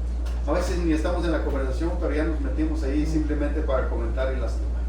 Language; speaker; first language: Spanish; native; Spanish